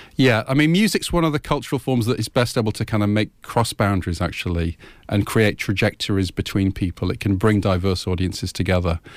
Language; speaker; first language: English; native; English